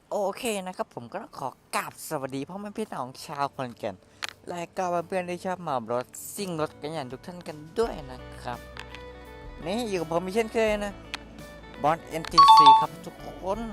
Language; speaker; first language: Thai; non-native, local second language; Northeastern Thai